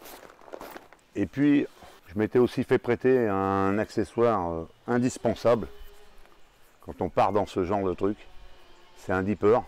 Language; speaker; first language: French; native; French